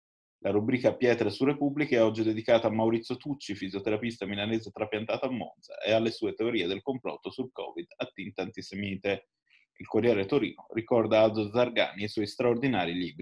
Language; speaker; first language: Italian; native; Italian